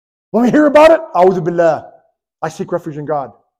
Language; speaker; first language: English; native; English